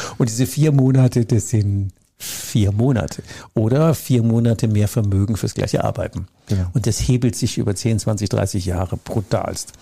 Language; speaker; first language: German; native; German